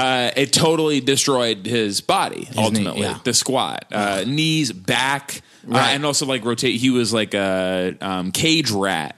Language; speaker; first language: English; native; English